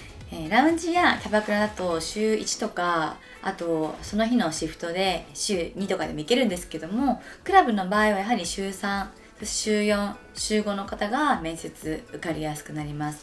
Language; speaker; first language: Japanese; native; Japanese